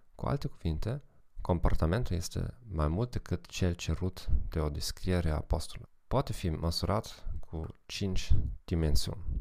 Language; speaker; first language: Romanian; non-native, learner; German